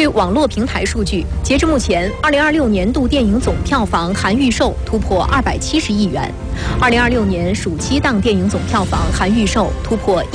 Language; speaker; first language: Chinese; native; Chinese